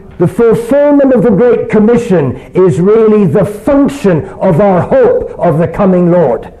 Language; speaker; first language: English; early bilingual, other home language; Chinese